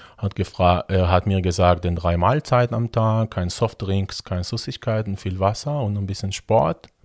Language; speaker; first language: German; non-native, fluent; Hebrew